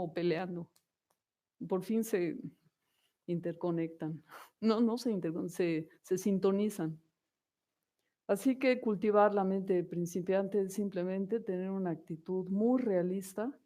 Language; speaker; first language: Spanish; native; Spanish